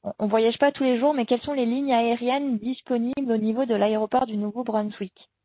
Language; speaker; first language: French; native; French